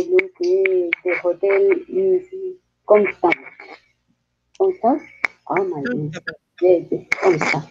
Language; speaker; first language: English; non-native, learner; Spanish